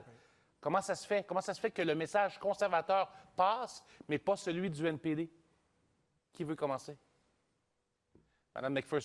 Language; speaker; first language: French; native; French